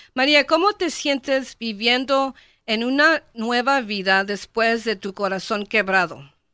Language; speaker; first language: Spanish; non-native, learner; English